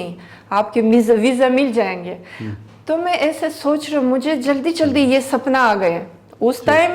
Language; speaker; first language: Hindi; non-native, learner; Greek